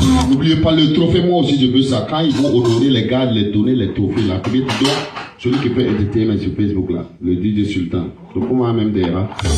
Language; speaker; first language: French; non-native, local second language; Mossi